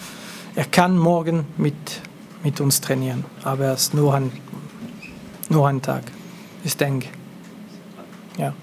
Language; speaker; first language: German; non-native, local second language; French